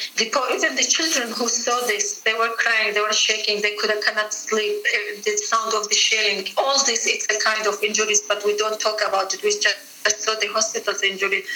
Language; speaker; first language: English; non-native, fluent; Arabic